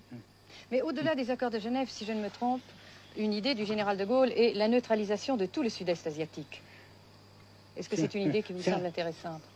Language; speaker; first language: French; native; French